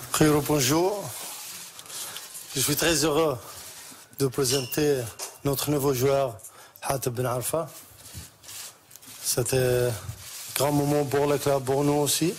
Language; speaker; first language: French; non-native, learner; Arabic